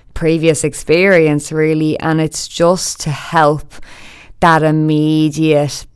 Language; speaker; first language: English; native; English